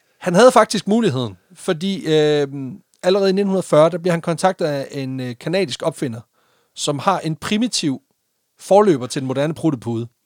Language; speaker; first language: Danish; native; Danish